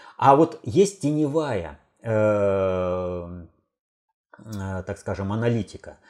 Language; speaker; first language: Russian; native; Russian